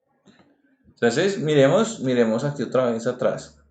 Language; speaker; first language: Spanish; native; Spanish